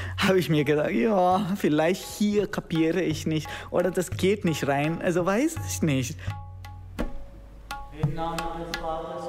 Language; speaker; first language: German; non-native, learner; Konkani